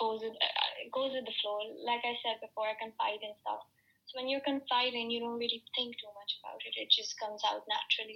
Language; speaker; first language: English; non-native, local second language; Urdu